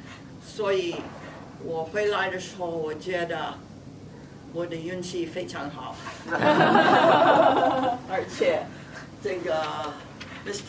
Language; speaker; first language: Chinese; non-native, fluent; English